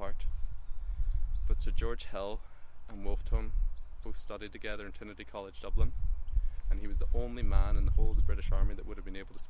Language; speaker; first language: English; native; English